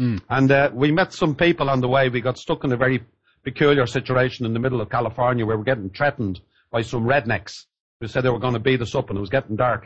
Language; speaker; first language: English; native; English